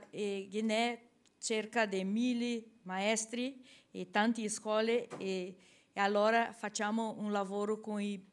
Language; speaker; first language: Italian; non-native, learner; Portuguese